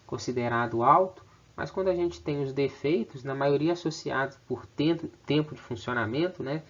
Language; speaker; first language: Portuguese; native; Portuguese